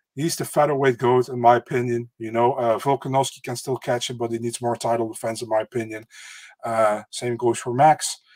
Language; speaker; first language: English; non-native, fluent; Dutch